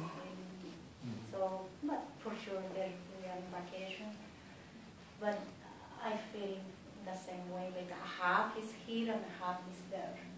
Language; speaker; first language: English; non-native, fluent; Spanish